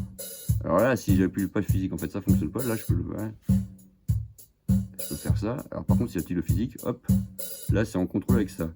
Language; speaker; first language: French; native; French